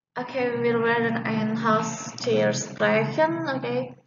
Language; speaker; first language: German; non-native, fluent; Indonesian